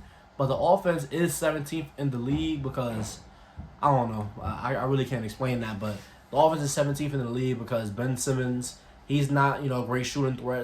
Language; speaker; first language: English; native; English